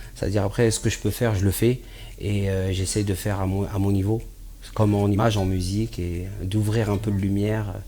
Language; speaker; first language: French; native; French